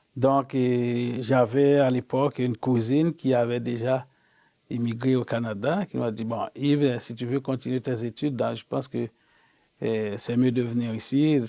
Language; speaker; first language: French; non-native, local second language; Haitian Creole